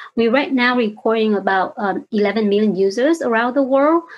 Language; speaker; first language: English; non-native, fluent; Vietnamese